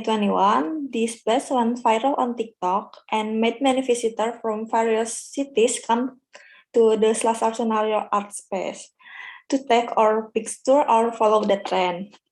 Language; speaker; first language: English; non-native, learner; Indonesian